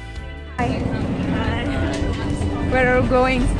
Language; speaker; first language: English; non-native, learner; Indonesian